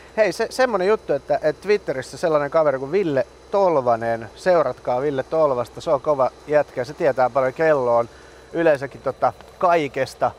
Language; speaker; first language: Finnish; early bilingual, other home language; Persian